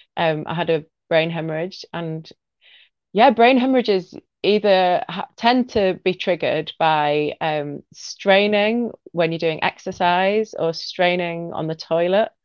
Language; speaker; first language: English; native; English